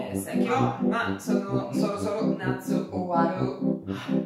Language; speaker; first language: Japanese; non-native, learner; Italian